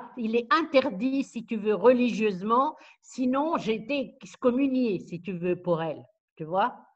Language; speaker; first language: French; non-native, local second language; Arabic